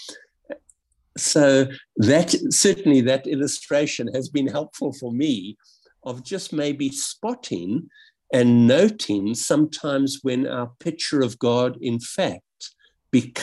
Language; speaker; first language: English; native; English